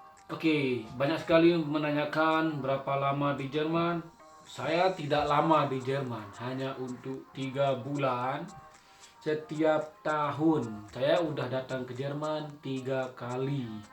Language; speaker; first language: Indonesian; non-native, local second language; Sasak